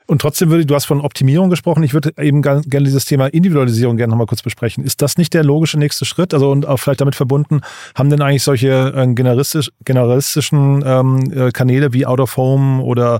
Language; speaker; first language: German; native; German